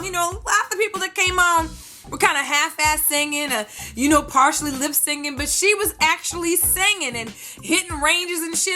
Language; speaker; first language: English; native; English